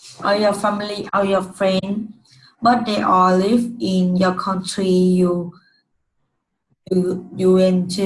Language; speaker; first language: English; non-native, learner; Vietnamese